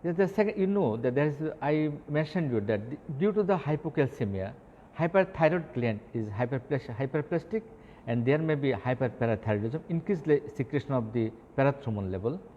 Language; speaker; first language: English; non-native, local second language; Bangla